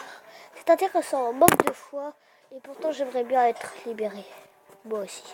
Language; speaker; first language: French; native; French